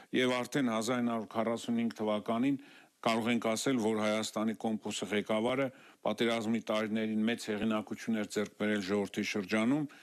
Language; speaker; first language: Armenian; native; Armenian